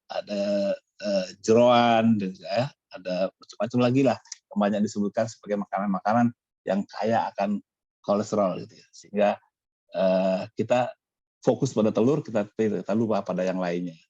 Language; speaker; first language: Malay; native; Malay